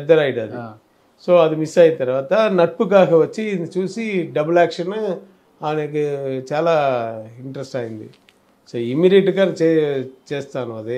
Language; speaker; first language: Telugu; non-native, learner; Tamil